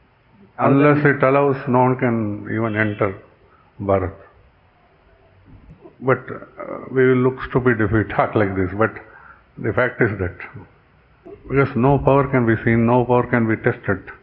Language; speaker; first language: English; non-native, local second language; Kannada